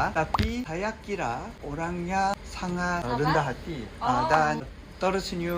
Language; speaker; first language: Indonesian; non-native, learner; Korean